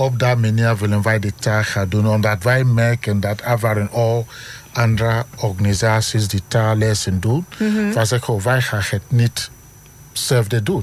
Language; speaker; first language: Dutch; non-native, learner; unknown